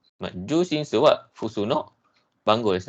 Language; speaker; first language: Japanese; non-native, fluent; Malay